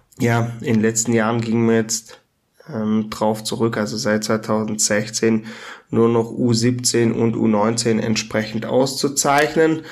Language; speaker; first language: German; native; German